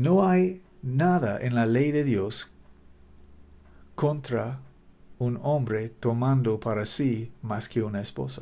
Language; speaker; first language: Spanish; non-native, learner; English